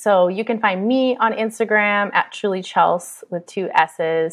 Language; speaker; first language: English; native; English